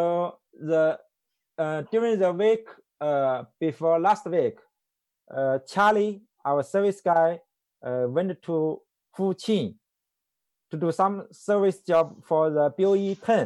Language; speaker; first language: English; non-native, learner; Chinese